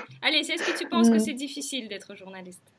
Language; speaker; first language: French; non-native, fluent; Russian